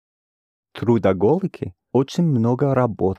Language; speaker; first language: Russian; non-native, learner; English